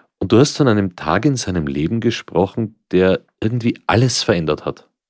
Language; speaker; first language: German; native; German